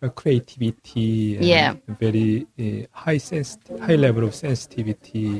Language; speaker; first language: English; non-native, learner; Korean